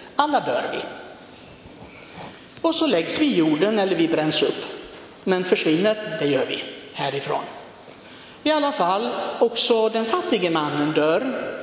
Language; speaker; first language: Swedish; non-native, fluent; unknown